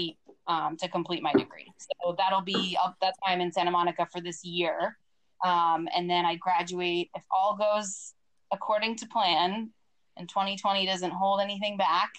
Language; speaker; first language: English; native; English